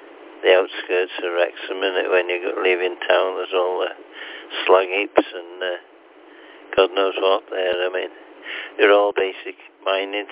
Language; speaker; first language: English; native; English